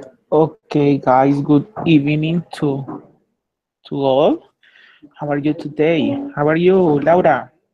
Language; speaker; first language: English; non-native, fluent; Spanish